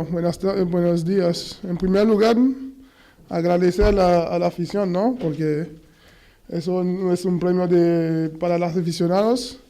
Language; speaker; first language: Spanish; non-native, fluent; French